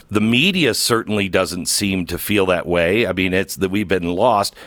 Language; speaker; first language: English; native; English